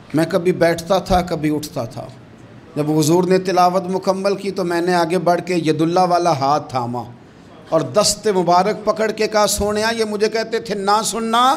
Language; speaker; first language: Urdu; non-native, local second language; Punjabi